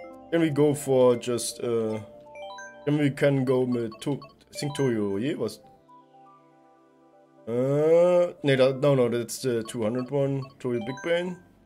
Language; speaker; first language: English; non-native, fluent; German